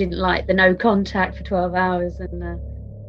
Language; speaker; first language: English; native; English